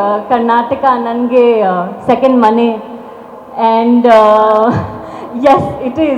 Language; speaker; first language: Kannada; non-native, learner; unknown